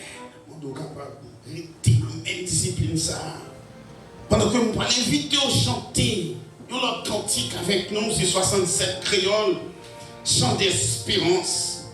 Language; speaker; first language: French; non-native, local second language; Haitian Creole